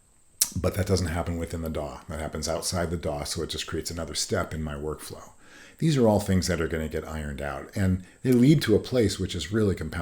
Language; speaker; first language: English; native; English